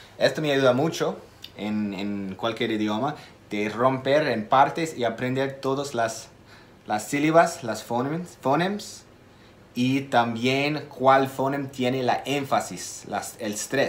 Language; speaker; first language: Spanish; non-native, fluent; English